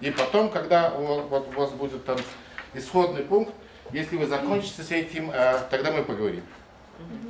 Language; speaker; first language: Russian; non-native, fluent; Mongolian